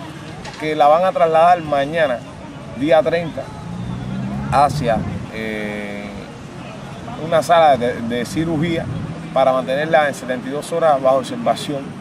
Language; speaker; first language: Spanish; native; Spanish